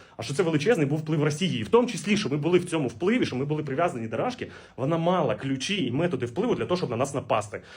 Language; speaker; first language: Ukrainian; non-native, local second language; Russian